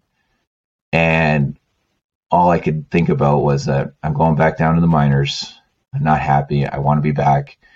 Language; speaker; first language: English; native; English